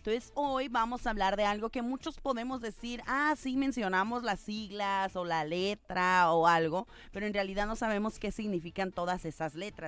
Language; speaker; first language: Spanish; native; Spanish